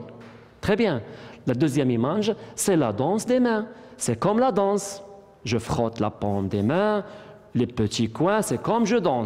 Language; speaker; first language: French; non-native, local second language; Arabic